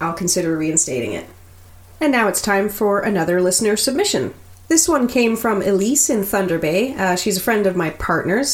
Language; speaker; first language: English; native; English